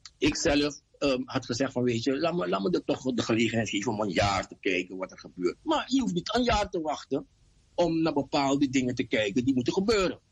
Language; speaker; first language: Dutch; native; Dutch